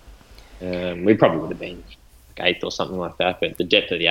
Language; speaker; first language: English; native; English